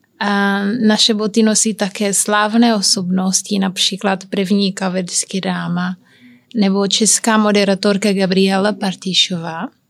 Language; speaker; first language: Czech; non-native, learner; Kabuverdianu